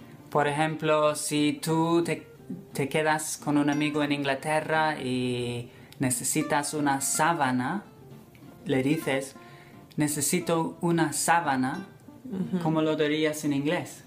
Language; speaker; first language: Spanish; non-native, fluent; English